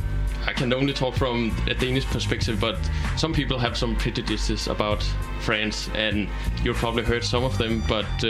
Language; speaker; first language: English; non-native, fluent; Danish